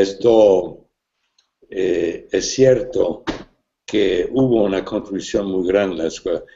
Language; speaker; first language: Spanish; non-native, fluent; English